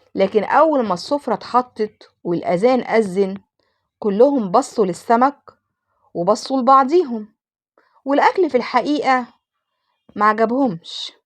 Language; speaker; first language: Egyptian Arabic; native; Egyptian Arabic